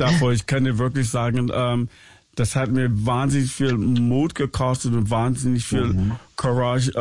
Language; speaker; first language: German; non-native, fluent; English